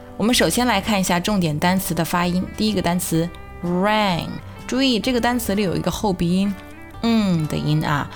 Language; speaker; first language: Chinese; native; Chinese